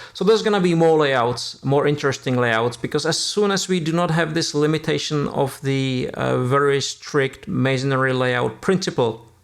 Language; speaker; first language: English; non-native, fluent; Czech